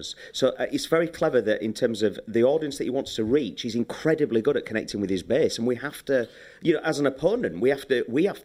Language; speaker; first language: English; native; English